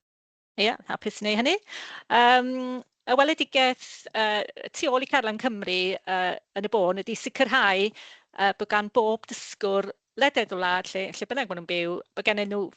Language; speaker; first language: Welsh; native; Welsh